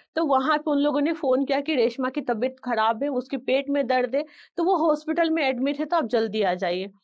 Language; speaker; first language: Hindi; non-native, local second language; Bangla